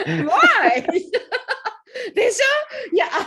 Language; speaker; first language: Japanese; native; Japanese